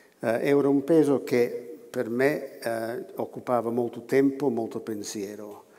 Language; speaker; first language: Italian; non-native, fluent; English